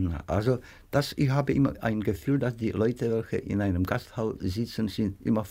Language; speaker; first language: German; non-native, fluent; Czech